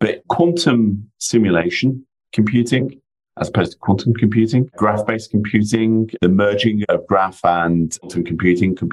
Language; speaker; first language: English; native; English